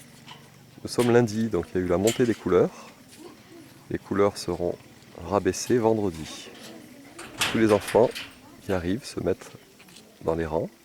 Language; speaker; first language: French; native; French